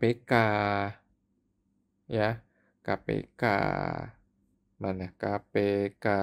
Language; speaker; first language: Indonesian; native; Indonesian